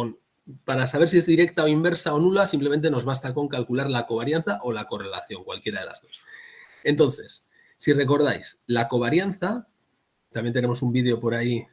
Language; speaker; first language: Spanish; native; Spanish